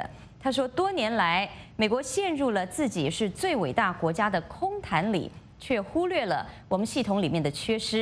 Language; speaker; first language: Chinese; native; Chinese